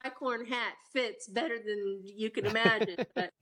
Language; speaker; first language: English; native; English